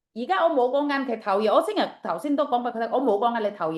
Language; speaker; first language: Chinese; non-native, fluent; Indonesian